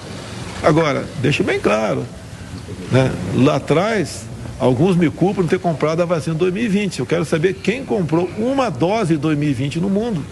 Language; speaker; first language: Portuguese; native; Portuguese